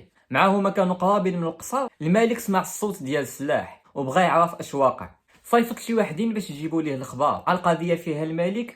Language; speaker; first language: Arabic; native; Arabic